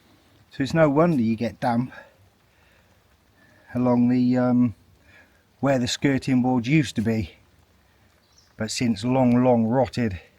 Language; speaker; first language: English; native; English